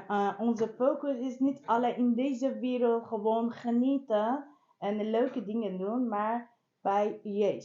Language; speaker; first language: Dutch; non-native, learner; Persian